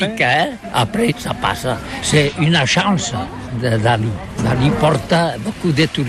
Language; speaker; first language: French; non-native, learner; Catalan